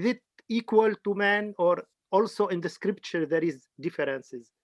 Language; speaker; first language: English; non-native, fluent; Arabic